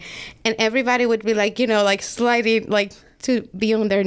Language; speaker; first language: English; non-native, fluent; Spanish